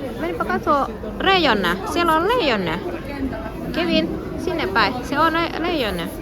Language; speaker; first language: Finnish; non-native, learner; Thai